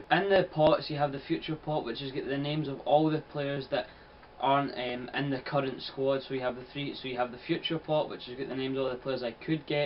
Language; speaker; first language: English; native; English